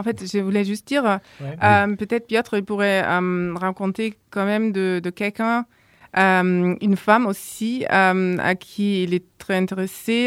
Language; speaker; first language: French; non-native, fluent; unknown